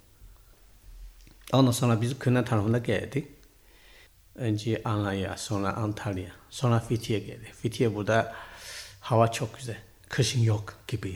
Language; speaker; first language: Turkish; non-native, learner; Chinese